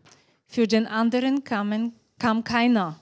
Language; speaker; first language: German; non-native, fluent; Bulgarian